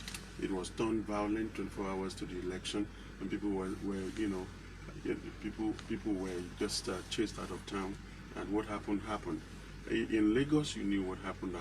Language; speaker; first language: English; non-native, local second language; Yoruba